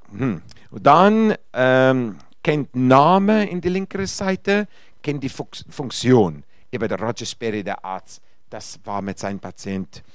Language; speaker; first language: German; non-native, fluent; Afrikaans